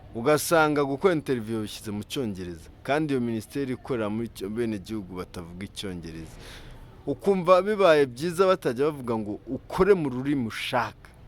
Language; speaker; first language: Kinyarwanda; native; Kinyarwanda